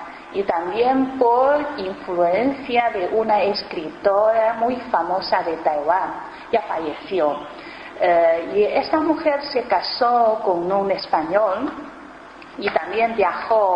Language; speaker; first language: Spanish; non-native, fluent; Chinese